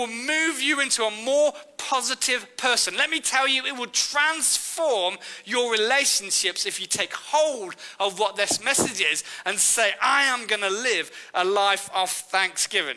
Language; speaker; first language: English; native; English